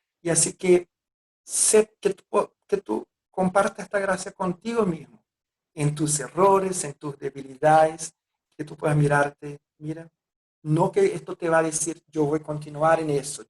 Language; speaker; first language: Spanish; non-native, fluent; Portuguese